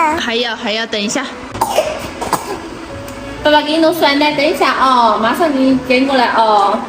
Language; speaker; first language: Chinese; native; Chinese